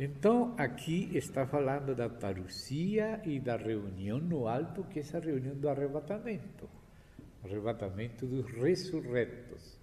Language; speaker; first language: Portuguese; non-native, fluent; Spanish